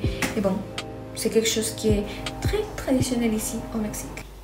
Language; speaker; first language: French; non-native, fluent; Spanish